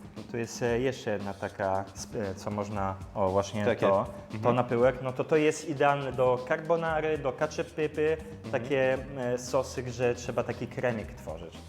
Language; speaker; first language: Polish; early bilingual, heritage; Italian